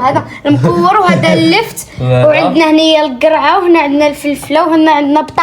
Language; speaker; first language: Arabic; native; Arabic